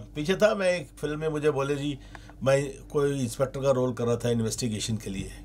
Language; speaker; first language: Hindi; native; Hindi